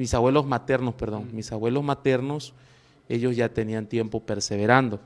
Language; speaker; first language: Spanish; native; Spanish